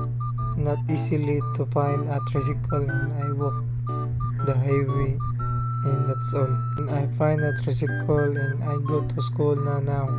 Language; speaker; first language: English; non-native, learner; Cebuano